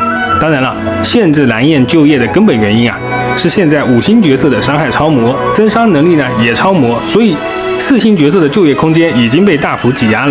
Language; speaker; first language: Chinese; native; Chinese